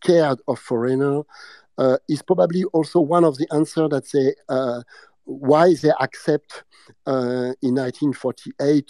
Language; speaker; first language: English; non-native, fluent; French